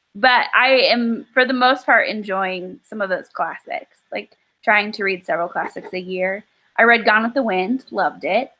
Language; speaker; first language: English; native; English